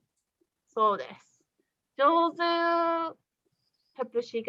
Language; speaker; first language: Japanese; non-native, fluent; English